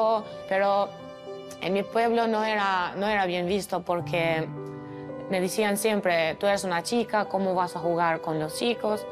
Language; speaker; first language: Spanish; non-native, fluent; Albanian